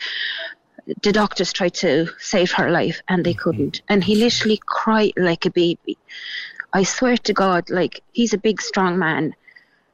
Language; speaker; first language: English; non-native, fluent; Polish